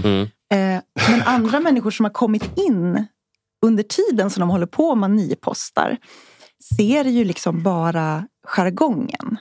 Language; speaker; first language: Swedish; native; Swedish